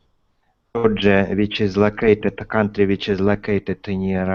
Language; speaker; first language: English; non-native, learner; Russian